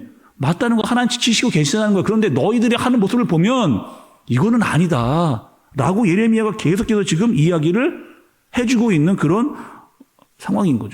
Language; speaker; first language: Korean; native; Korean